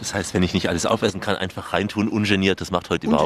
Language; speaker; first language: German; native; German